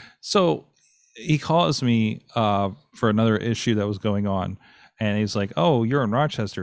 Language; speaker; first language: English; native; English